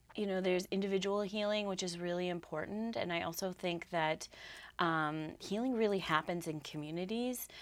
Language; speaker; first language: English; native; English